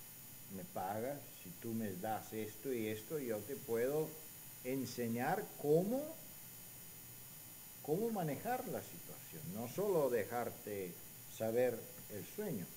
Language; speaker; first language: Spanish; non-native, fluent; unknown